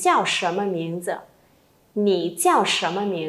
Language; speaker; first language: Chinese; non-native, learner; Vietnamese